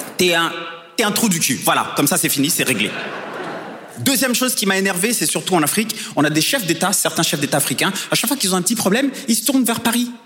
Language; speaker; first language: French; non-native, local second language; Kinyarwanda